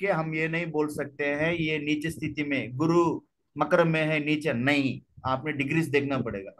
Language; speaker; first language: Hindi; non-native, local second language; Telugu